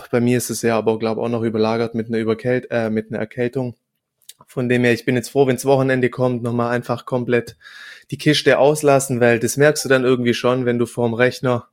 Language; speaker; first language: German; native; German